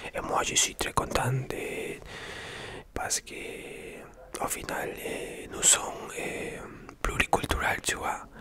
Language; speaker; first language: French; non-native, learner; Spanish